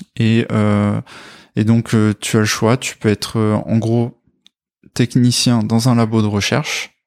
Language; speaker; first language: French; native; French